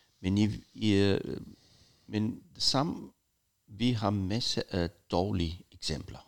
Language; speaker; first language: Danish; non-native, fluent; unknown